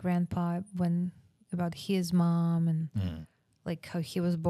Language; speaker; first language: English; non-native, fluent; Russian